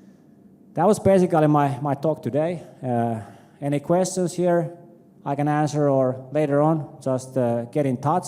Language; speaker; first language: English; non-native, fluent; Finnish